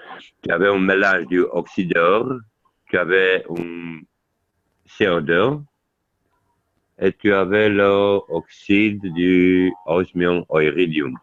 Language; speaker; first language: French; non-native, learner; Italian